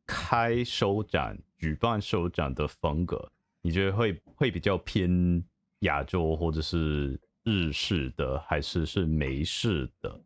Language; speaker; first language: Chinese; non-native, fluent; English